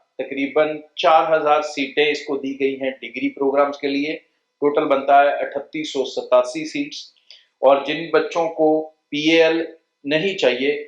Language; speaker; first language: Hindi; non-native, local second language; Punjabi